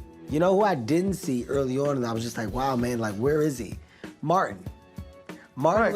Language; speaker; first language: English; native; English